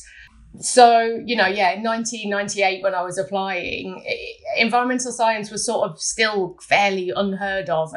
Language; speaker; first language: English; native; English